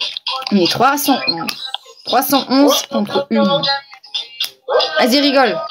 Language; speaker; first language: French; native; French